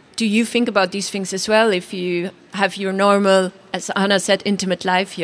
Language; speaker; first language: English; non-native, fluent; German